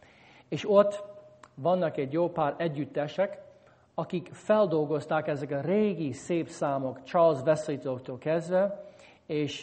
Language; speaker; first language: Hungarian; non-native, fluent; English